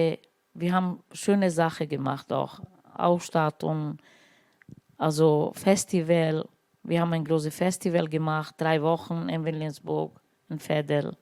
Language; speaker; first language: German; non-native, learner; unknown